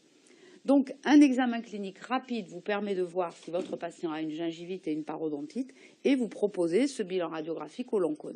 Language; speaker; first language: French; native; French